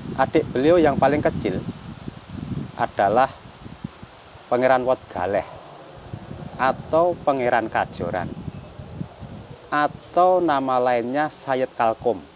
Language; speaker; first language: Indonesian; non-native, local second language; Javanese